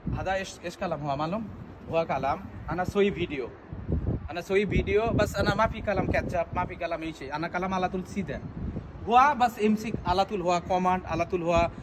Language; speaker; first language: Arabic; non-native, learner; Bangla